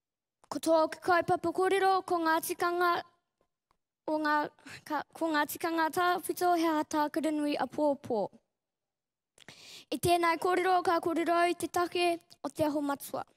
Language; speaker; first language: Māori; non-native, local second language; English